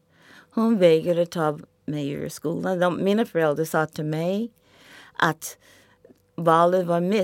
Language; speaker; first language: Swedish; non-native, fluent; English